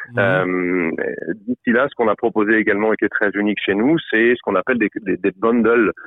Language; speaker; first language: French; native; French